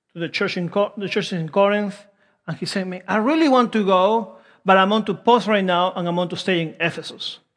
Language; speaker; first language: English; non-native, fluent; Spanish